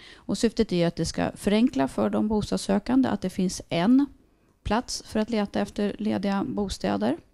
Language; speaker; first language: Swedish; native; Swedish